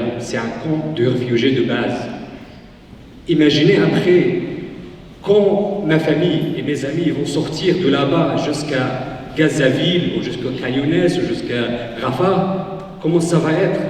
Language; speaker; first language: French; non-native, fluent; Arabic